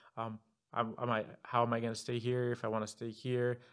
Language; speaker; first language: English; non-native, fluent; Arabic